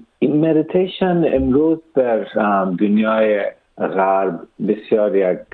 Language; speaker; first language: Persian; early bilingual, heritage; Persian